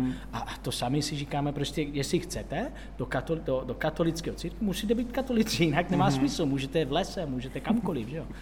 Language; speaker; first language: Czech; non-native, fluent; Italian